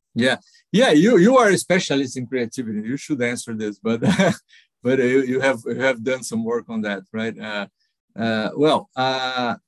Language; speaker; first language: English; non-native, fluent; Portuguese